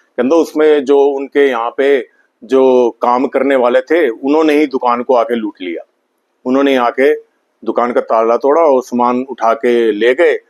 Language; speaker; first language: Hindi; non-native, local second language; Punjabi